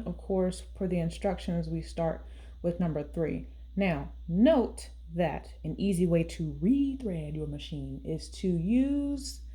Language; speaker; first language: English; native; English